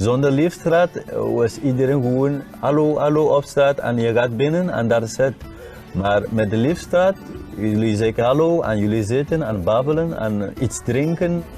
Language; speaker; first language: Dutch; non-native, learner; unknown